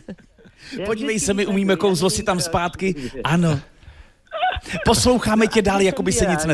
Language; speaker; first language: Czech; native; Czech